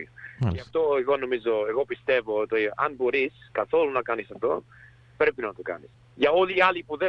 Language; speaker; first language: Greek; early bilingual, heritage; English